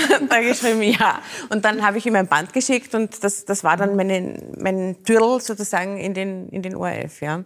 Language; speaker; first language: German; native; German